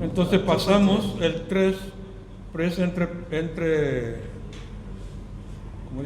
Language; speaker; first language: Spanish; non-native, fluent; Korean